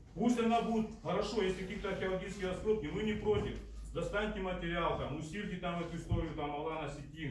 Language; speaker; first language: Russian; native; Russian